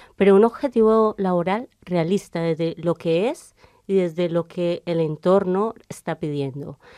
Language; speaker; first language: Spanish; native; Spanish